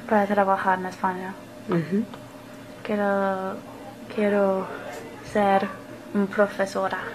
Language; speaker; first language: Spanish; non-native, learner; English